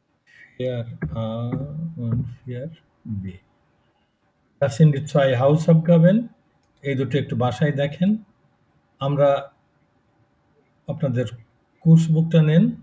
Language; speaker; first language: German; non-native, fluent; Bangla